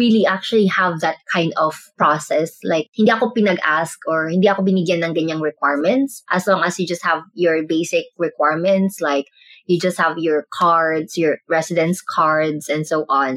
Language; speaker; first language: English; non-native, local second language; Cebuano